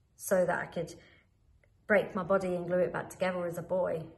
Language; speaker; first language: English; native; English